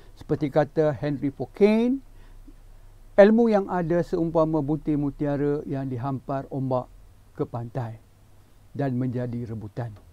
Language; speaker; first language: Malay; native; Malay